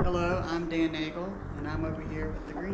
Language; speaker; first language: English; native; English